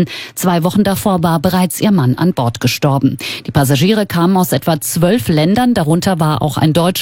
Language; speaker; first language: German; native; German